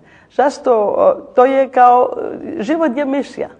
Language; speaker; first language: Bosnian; non-native, learner; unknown